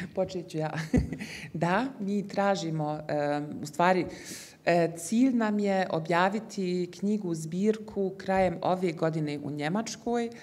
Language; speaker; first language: Bosnian; early bilingual, heritage; Bosnian